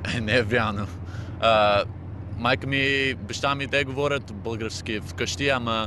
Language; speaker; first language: Bulgarian; early bilingual, heritage; English